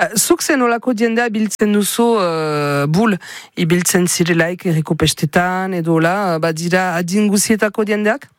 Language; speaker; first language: Basque; native; Basque